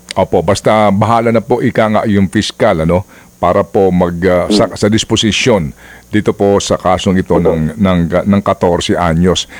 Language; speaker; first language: Filipino; non-native, local second language; Cebuano